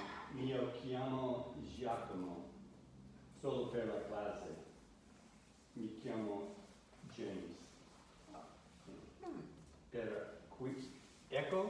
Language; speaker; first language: Italian; non-native, learner; English